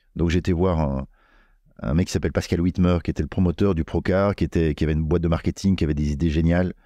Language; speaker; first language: French; native; French